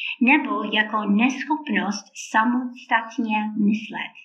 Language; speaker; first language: Czech; non-native, fluent; English